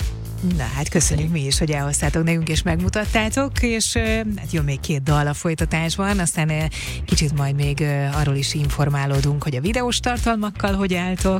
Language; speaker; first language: Hungarian; native; Hungarian